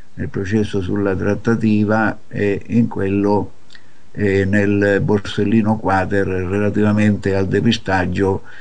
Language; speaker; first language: Italian; native; Italian